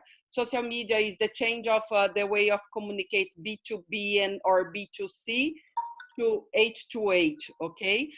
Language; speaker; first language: English; non-native, learner; Portuguese